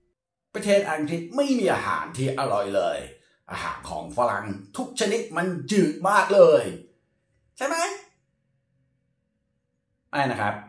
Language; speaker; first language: Thai; non-native, fluent; English